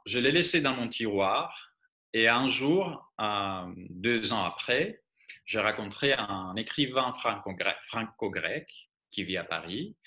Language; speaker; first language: French; non-native, fluent; Greek